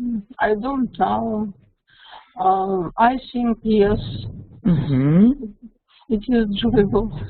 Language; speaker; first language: English; non-native, learner; Russian